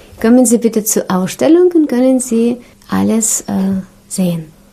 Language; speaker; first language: German; non-native, learner; Russian